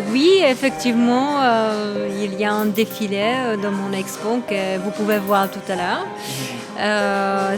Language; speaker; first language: French; non-native, fluent; Czech